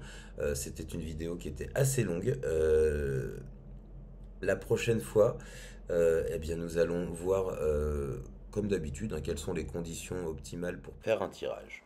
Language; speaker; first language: French; native; French